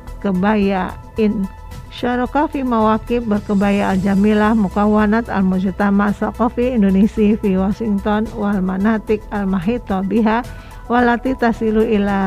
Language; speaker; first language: Arabic; non-native, fluent; Indonesian